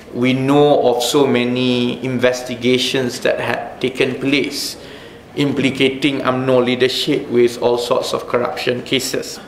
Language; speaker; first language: English; non-native, local second language; Malay